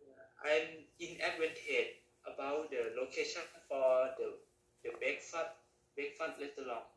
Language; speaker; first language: English; non-native, learner; Thai